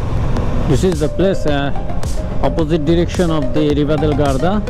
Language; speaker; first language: English; non-native, learner; Bangla